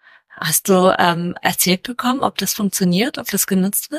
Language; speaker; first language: German; native; German